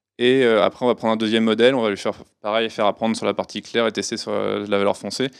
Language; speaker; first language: French; native; French